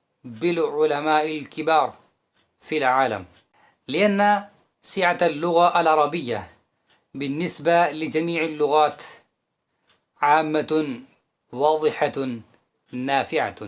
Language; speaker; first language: Arabic; non-native, fluent; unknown